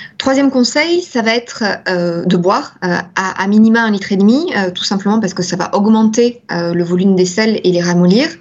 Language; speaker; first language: French; native; French